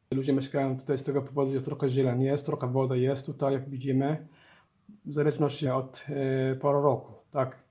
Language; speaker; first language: Polish; non-native, learner; Somali